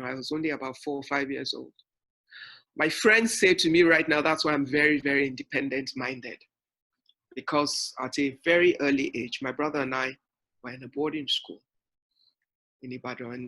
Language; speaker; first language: English; non-native, local second language; Yoruba